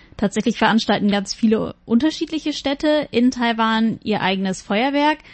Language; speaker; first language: German; native; German